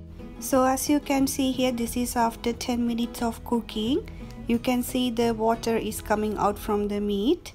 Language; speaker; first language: English; non-native, local second language; Sinhala